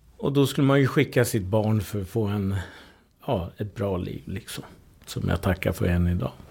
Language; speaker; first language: Swedish; early bilingual, other home language; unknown